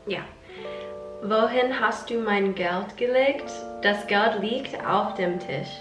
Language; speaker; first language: German; non-native, learner; English